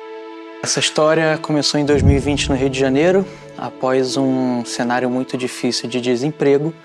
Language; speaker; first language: Portuguese; native; Portuguese